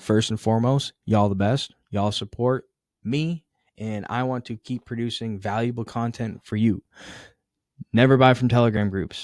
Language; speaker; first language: English; native; English